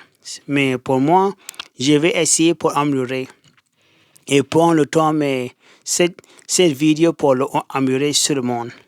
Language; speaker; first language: French; non-native, learner; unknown